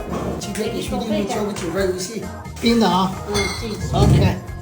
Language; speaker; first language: Chinese; native; Chinese